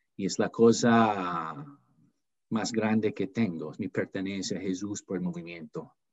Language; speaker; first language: Spanish; non-native, fluent; English